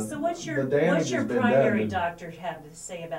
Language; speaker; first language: English; native; English